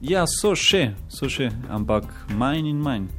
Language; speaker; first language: Slovenian; non-native, learner; Spanish